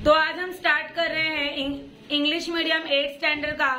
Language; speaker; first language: Hindi; non-native, local second language; Marathi